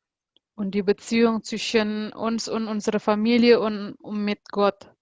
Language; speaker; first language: German; non-native, fluent; Indonesian